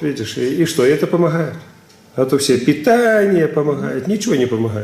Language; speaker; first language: Russian; native; Russian